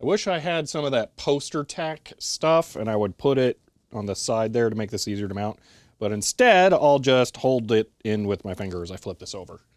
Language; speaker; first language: English; native; English